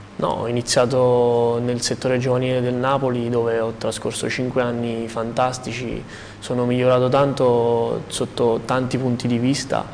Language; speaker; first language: Italian; native; Italian